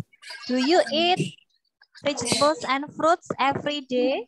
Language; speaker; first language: English; non-native, fluent; Indonesian